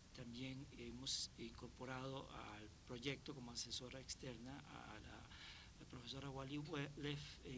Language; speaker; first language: Spanish; native; Spanish